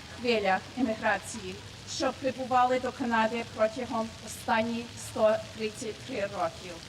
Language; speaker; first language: Ukrainian; early bilingual, heritage; English